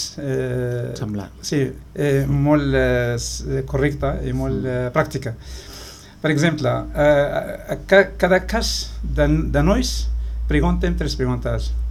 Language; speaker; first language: Catalan; non-native, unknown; Arabic